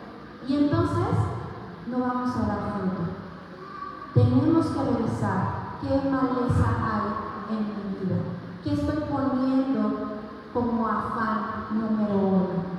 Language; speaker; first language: Spanish; native; Spanish